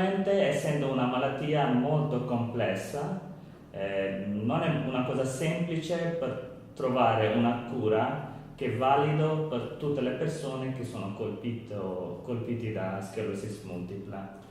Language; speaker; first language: Italian; non-native, learner; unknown